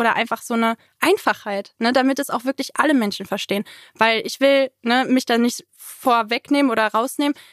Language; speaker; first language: German; native; German